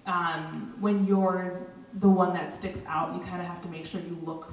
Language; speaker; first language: English; native; English